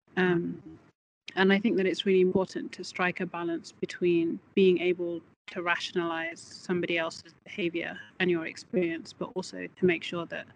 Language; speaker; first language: English; native; English